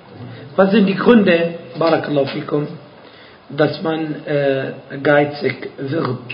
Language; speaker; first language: German; non-native, fluent; Arabic